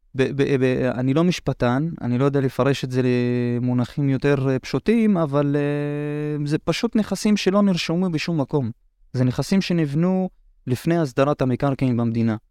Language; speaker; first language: Hebrew; non-native, local second language; Arabic